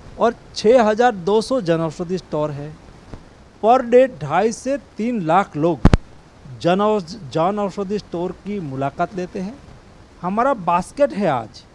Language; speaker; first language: Hindi; non-native, local second language; Gujarati